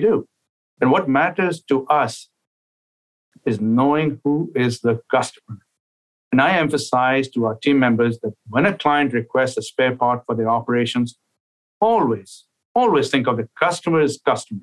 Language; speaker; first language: English; non-native, local second language; Urdu